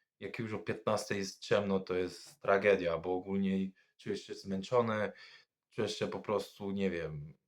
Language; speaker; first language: Polish; non-native, fluent; French